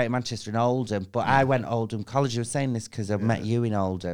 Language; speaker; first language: English; native; English